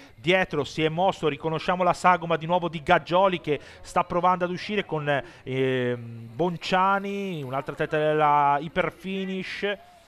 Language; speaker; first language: Italian; native; Italian